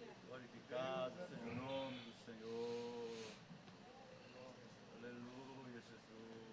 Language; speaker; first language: Portuguese; native; Portuguese